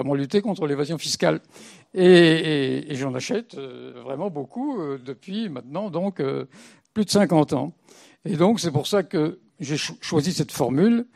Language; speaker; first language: French; native; French